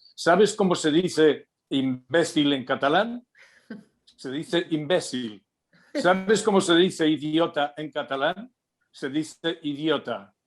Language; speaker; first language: Spanish; native; Spanish